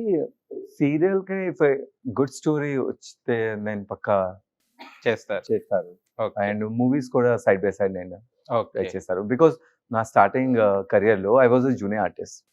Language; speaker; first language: Telugu; non-native, local second language; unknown